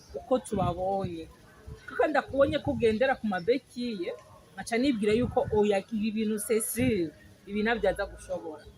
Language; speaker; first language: Rundi; native; Rundi